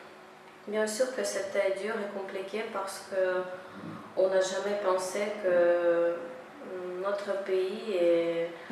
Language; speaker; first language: French; non-native, fluent; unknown